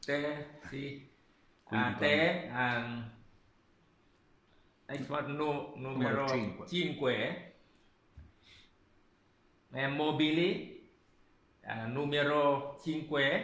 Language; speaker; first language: Italian; non-native, learner; Vietnamese